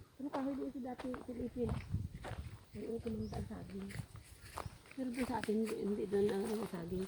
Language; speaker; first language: Filipino; non-native, local second language; Cebuano